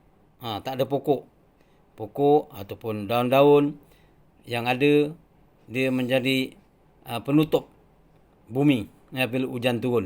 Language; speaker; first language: Malay; native; Malay